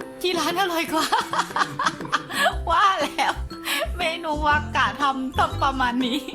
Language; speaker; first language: Thai; native; Thai